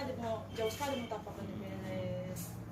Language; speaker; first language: Indonesian; native; Indonesian